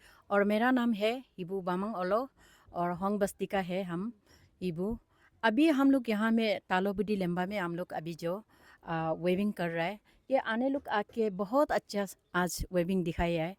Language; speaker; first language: Hindi; non-native, local second language; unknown